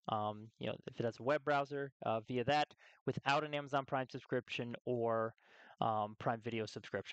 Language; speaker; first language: English; native; English